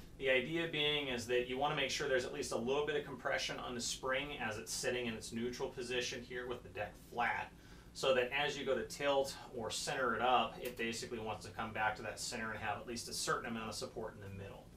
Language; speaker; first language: English; native; English